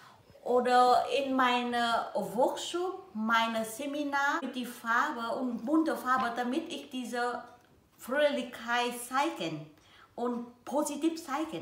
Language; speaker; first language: German; non-native, learner; Vietnamese